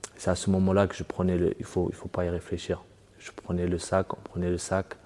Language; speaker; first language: French; early bilingual, other home language; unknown